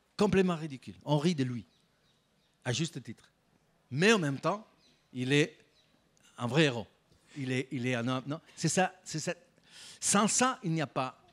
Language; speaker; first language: French; non-native, fluent; Spanish